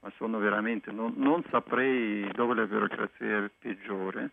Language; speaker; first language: Italian; non-native, fluent; Russian